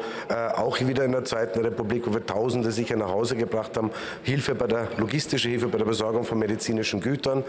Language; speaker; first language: German; native; German